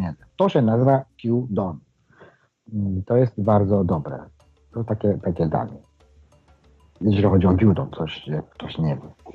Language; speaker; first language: Polish; non-native, fluent; Japanese